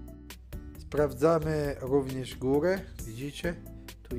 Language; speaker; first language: Polish; non-native, learner; Italian